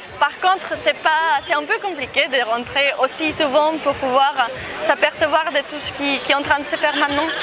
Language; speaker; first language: French; non-native, fluent; Spanish